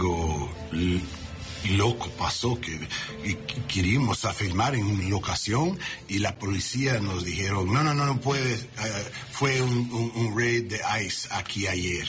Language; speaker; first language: Spanish; non-native, learner; English